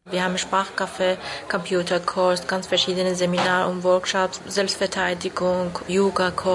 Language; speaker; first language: German; non-native, learner; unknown